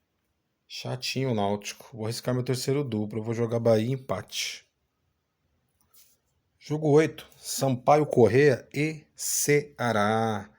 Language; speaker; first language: Portuguese; native; Portuguese